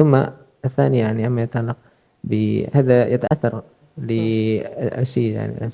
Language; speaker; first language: Arabic; non-native, learner; Indonesian